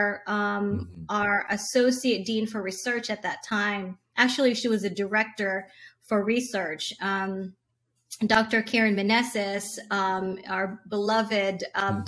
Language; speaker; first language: English; non-native, local second language; Hiligaynon